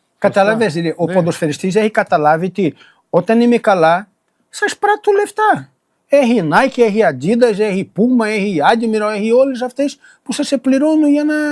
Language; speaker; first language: Greek; non-native, fluent; Portuguese